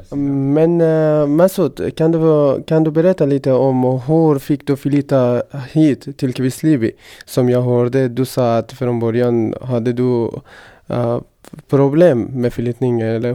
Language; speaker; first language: Swedish; non-native, fluent; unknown